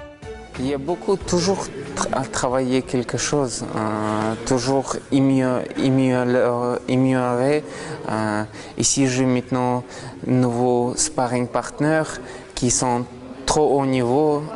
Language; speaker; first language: French; non-native, learner; Russian